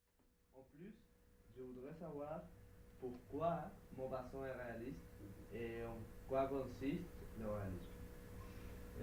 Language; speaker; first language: French; non-native, learner; Spanish